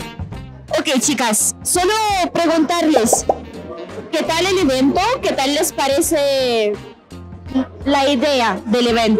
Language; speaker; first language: Spanish; non-native, fluent; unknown